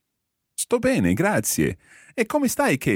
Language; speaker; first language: Italian; non-native, fluent; English